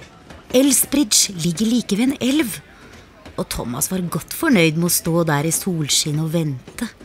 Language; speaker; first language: Norwegian; native; Norwegian